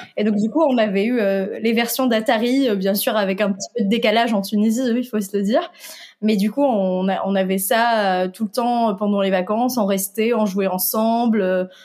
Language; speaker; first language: French; non-native, local second language; Arabic